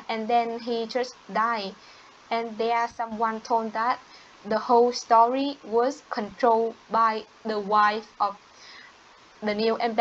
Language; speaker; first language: English; non-native, learner; Vietnamese